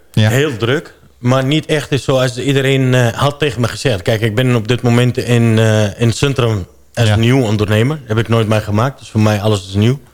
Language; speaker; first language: Dutch; non-native, fluent; Arabic